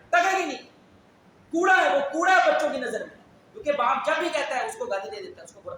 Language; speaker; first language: Urdu; non-native, local second language; Punjabi